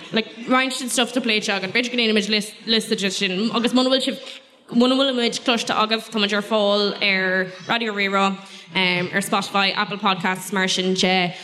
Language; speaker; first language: Irish; non-native, local second language; English